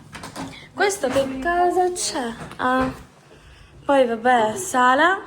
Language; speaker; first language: Italian; early bilingual, other home language; Filipino